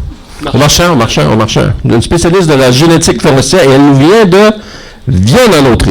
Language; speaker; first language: French; native; French